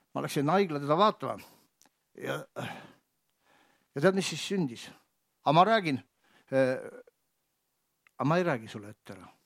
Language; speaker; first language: Estonian; native; Estonian